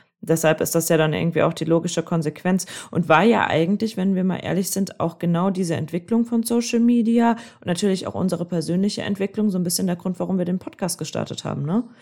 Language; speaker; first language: German; native; German